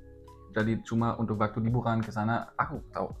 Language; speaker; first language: Indonesian; non-native, learner; German